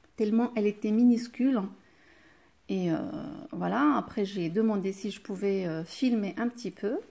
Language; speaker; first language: French; non-native, local second language; Arabic